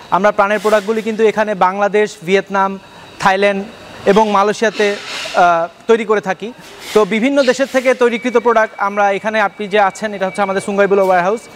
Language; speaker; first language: Bangla; native; Bangla